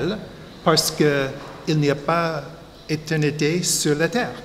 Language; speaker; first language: French; non-native, fluent; English